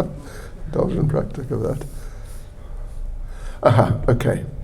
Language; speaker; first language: Russian; non-native, learner; English